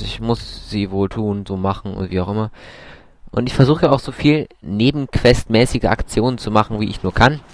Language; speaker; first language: German; native; German